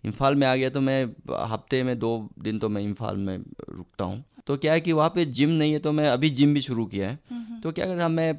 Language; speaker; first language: Hindi; non-native, local second language; Manipuri